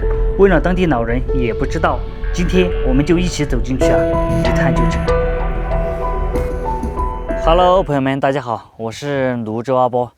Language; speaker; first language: Chinese; native; Chinese